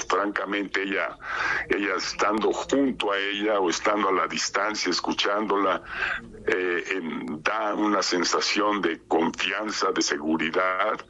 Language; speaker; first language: Spanish; native; Spanish